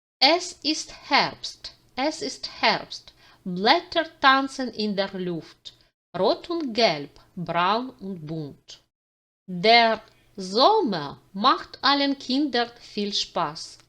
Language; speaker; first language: German; non-native, fluent; Ukrainian